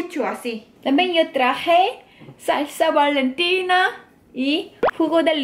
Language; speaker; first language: Spanish; non-native, fluent; Korean